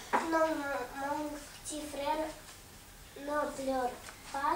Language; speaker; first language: French; non-native, learner; Russian